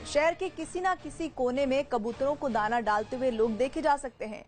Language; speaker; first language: Hindi; native; Hindi